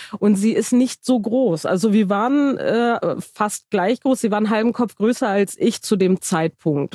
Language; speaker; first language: German; early bilingual, other home language; Turkish